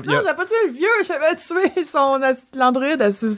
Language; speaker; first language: French; native; French